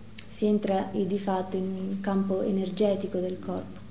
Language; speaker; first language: Italian; native; Italian